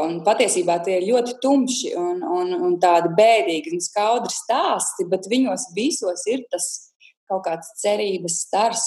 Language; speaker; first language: Latvian; native; Latvian